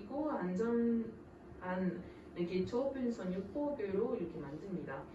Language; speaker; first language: Korean; non-native, fluent; French